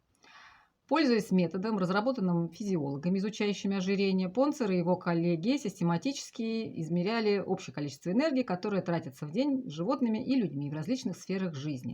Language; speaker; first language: Russian; native; Russian